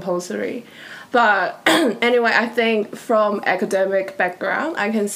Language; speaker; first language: English; non-native, fluent; Cantonese